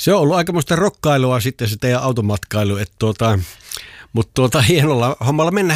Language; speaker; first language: Finnish; native; Finnish